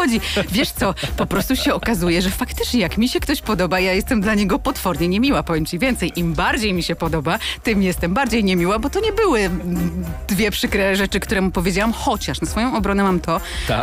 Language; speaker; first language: Polish; native; Polish